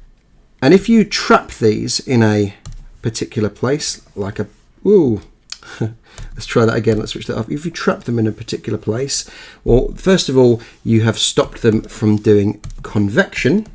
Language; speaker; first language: English; native; English